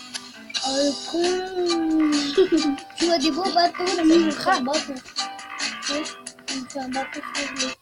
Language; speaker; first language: French; native; French